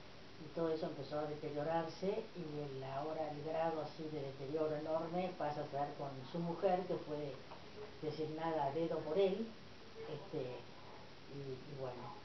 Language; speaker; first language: Spanish; native; Spanish